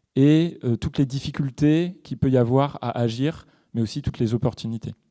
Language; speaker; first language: French; native; French